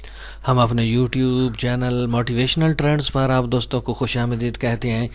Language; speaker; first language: Urdu; native; Urdu